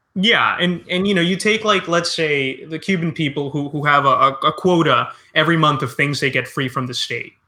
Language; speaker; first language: English; early bilingual, other home language; Spanish